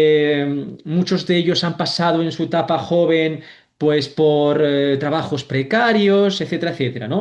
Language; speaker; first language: Spanish; native; Spanish